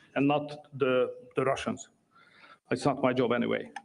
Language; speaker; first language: English; non-native, fluent; Hungarian